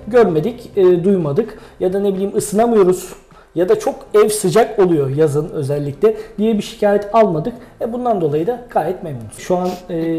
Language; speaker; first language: Turkish; native; Turkish